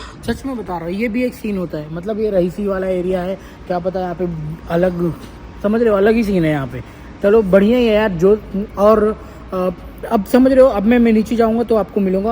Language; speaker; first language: Hindi; native; Hindi